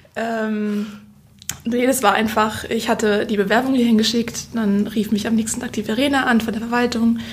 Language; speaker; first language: German; native; German